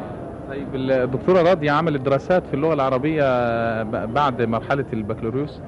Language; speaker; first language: Arabic; native; Arabic